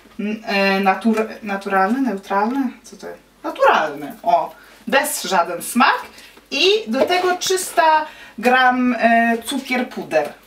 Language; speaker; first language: Polish; non-native, learner; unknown